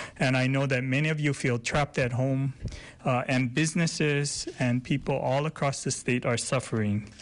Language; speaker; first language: English; native; English